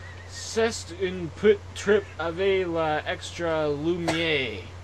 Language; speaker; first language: French; non-native, learner; English